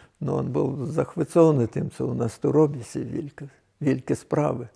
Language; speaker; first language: Polish; non-native, local second language; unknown